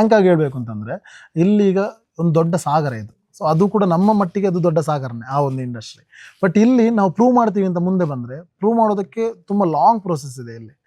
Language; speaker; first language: Kannada; non-native, local second language; Tulu